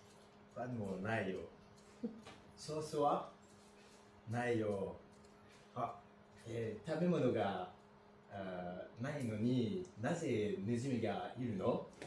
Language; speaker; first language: Japanese; non-native, learner; French